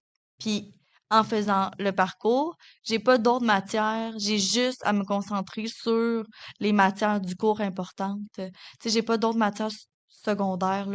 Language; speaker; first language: French; native; French